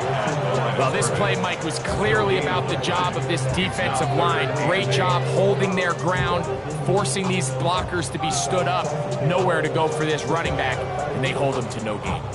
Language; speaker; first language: English; native; English